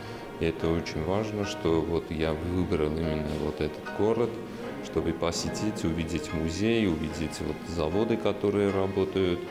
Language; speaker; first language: Russian; non-native, fluent; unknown